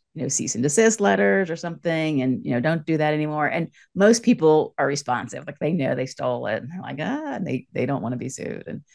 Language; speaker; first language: English; native; English